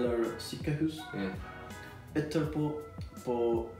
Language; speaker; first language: Danish; non-native, learner; Persian